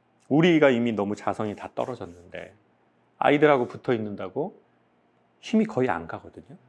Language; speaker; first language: Korean; native; Korean